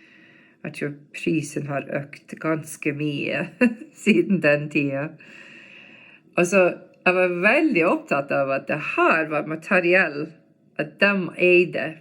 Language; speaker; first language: Norwegian; non-native, fluent; English